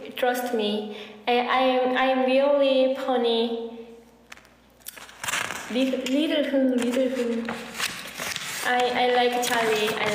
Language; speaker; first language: English; non-native, learner; Korean